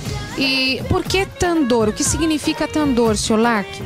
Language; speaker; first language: Portuguese; native; Portuguese